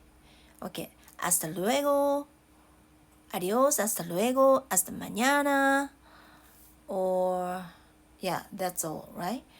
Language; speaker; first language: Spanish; non-native, learner; Japanese